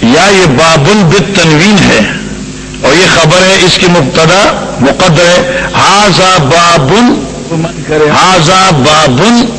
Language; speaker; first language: Urdu; non-native, local second language; Northern Hindko